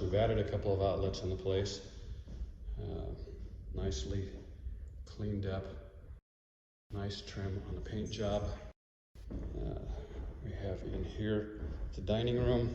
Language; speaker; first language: English; native; English